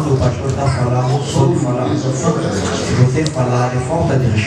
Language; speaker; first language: Portuguese; non-native, fluent; Lingala